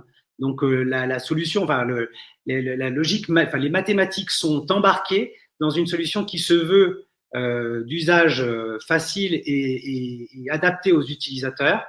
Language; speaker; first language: French; native; French